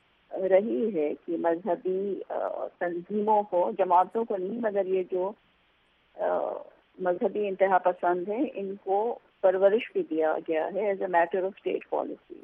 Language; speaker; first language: Urdu; native; Urdu